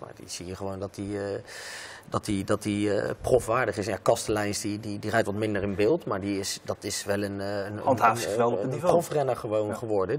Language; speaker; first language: Dutch; native; Dutch